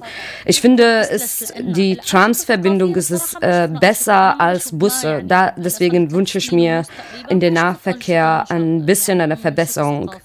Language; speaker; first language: German; non-native, learner; Arabic